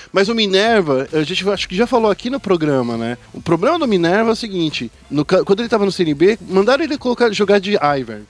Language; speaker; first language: Portuguese; native; Portuguese